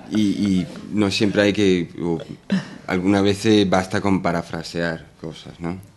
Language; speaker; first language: Spanish; non-native, fluent; Danish